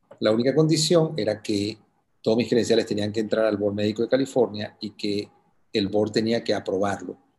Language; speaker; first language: Spanish; native; Spanish